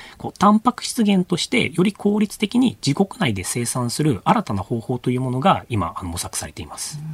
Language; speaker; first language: Japanese; native; Japanese